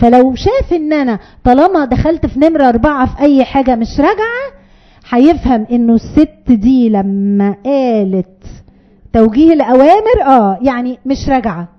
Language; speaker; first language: Arabic; native; Arabic